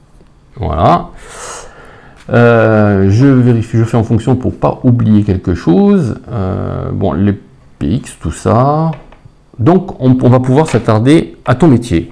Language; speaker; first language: French; native; French